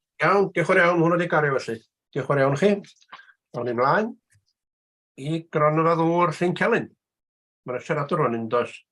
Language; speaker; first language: Welsh; native; Welsh